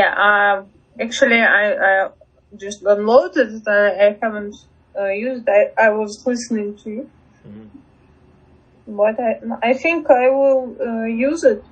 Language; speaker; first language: English; non-native, fluent; Russian